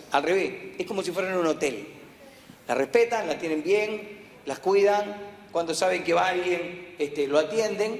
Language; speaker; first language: Spanish; native; Spanish